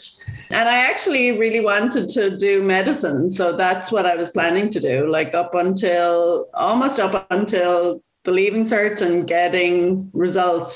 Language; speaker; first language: English; native; English